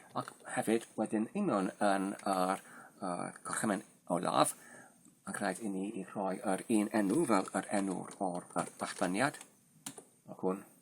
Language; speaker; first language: Welsh; non-native, learner; Polish